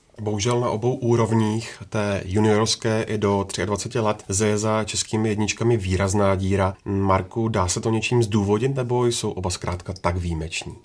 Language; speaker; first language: Czech; native; Czech